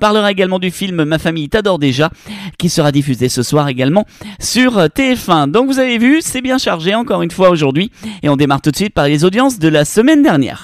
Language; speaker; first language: French; native; French